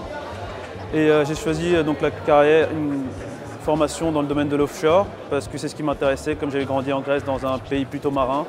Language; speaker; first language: French; non-native, fluent; Greek